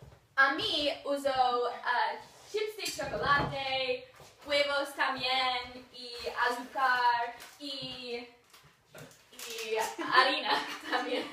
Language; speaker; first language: Spanish; non-native, learner; English